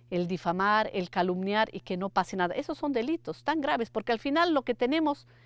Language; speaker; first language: Spanish; native; Spanish